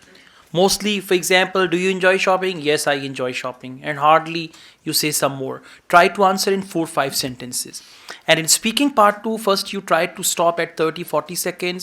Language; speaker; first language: English; non-native, fluent; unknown